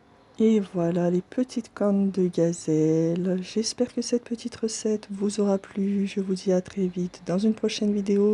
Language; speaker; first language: French; native; French